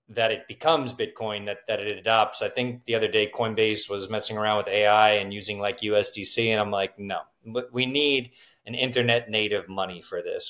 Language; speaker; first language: English; native; English